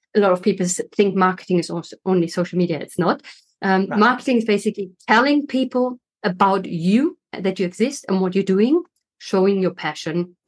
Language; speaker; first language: English; non-native, fluent; German